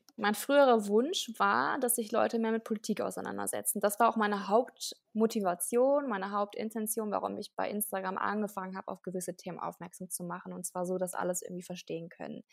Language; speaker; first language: German; native; German